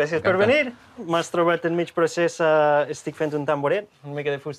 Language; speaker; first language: Catalan; non-native, fluent; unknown